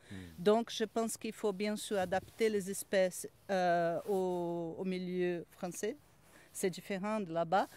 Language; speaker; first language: French; non-native, fluent; Portuguese